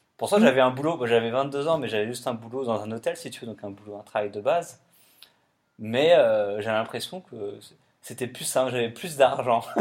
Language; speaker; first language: French; native; French